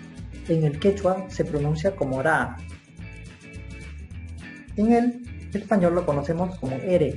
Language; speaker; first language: Spanish; non-native, local second language; Quechua